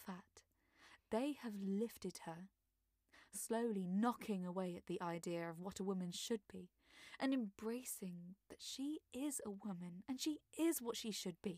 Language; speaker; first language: English; native; English